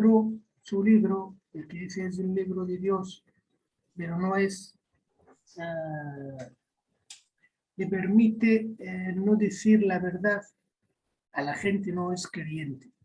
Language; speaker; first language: Spanish; non-native, fluent; Arabic